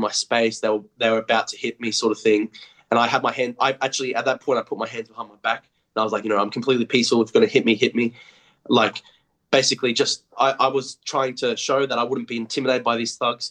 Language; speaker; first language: English; native; English